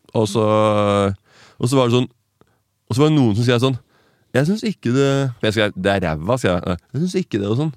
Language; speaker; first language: Norwegian; native; Norwegian